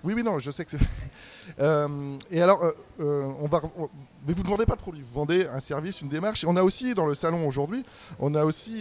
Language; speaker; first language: French; native; French